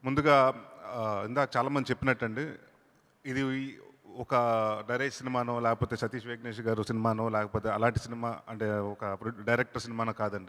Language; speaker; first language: Telugu; native; Telugu